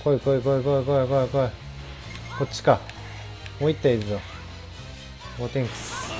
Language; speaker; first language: Japanese; native; Japanese